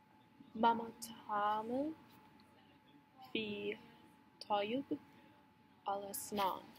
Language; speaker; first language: Arabic; non-native, learner; English